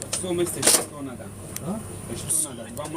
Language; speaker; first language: Russian; non-native, learner; Arabic